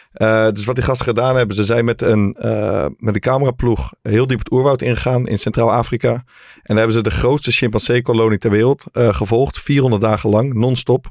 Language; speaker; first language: Dutch; native; Dutch